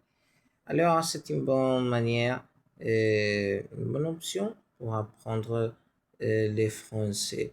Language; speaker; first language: French; non-native, learner; Spanish